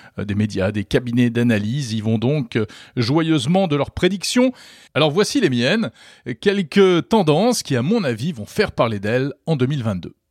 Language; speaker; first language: French; native; French